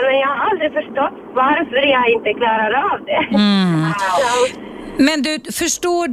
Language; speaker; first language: Swedish; non-native, fluent; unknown